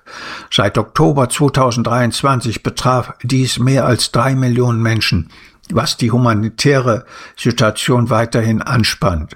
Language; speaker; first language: German; native; German